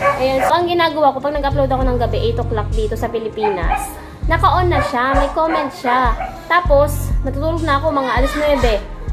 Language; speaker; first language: Filipino; non-native, local second language; Bikol